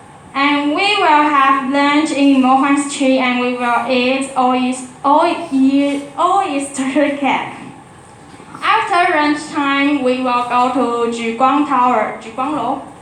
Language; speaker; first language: English; non-native, learner; Chinese